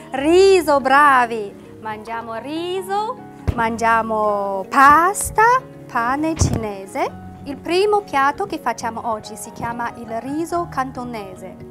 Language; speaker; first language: Italian; non-native, fluent; Chinese